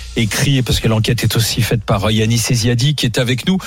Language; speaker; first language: French; native; French